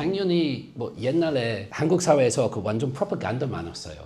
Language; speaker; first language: Korean; non-native, fluent; English